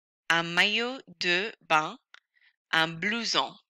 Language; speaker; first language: French; non-native, fluent; English